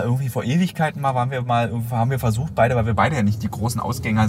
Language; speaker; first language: German; native; German